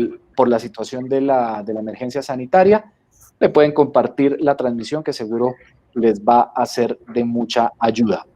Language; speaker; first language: Spanish; native; Spanish